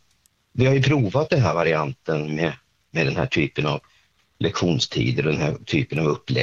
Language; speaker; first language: Swedish; native; Swedish